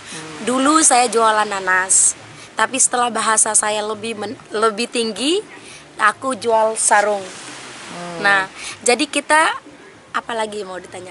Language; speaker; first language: Indonesian; non-native, local second language; Sasak